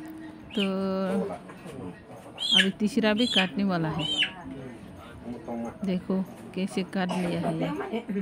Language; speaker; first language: Hindi; non-native, local second language; Kok Borok